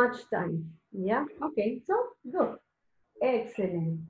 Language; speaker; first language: English; non-native, learner; Spanish